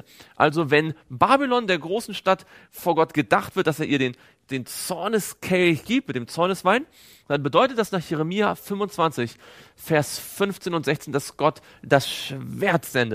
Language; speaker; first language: German; native; German